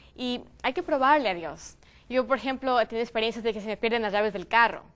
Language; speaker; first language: Spanish; native; Spanish